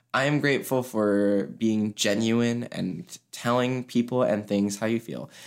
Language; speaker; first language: English; native; English